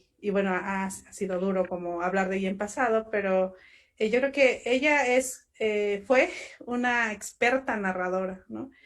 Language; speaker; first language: Spanish; non-native, local second language; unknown